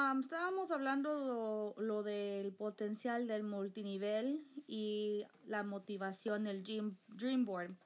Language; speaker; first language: Spanish; early bilingual, heritage; Spanish